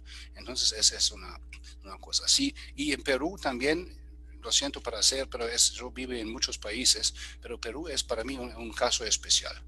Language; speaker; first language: Spanish; non-native, fluent; German